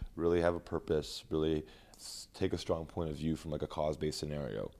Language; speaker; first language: English; native; English